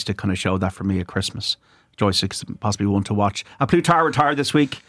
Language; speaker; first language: English; native; English